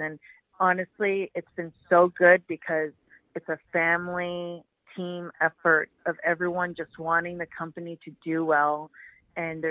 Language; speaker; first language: English; native; English